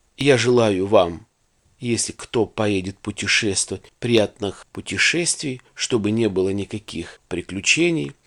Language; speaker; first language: Russian; native; Russian